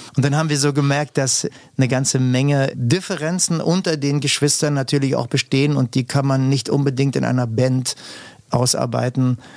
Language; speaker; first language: German; native; German